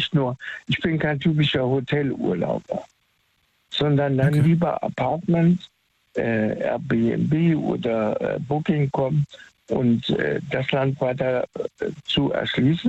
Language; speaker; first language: German; native; German